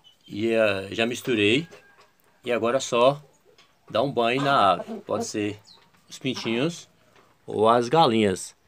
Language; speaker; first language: Portuguese; native; Portuguese